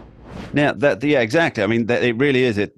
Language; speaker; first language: English; native; English